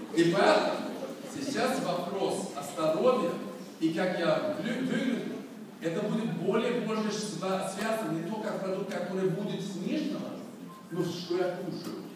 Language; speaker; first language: Russian; non-native, learner; Swedish